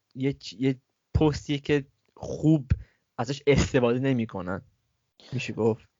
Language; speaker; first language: Persian; early bilingual, heritage; Persian